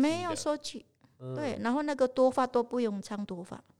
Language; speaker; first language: Chinese; non-native, learner; Indonesian